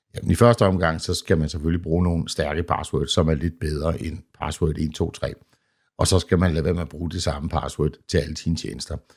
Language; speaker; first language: Danish; native; Danish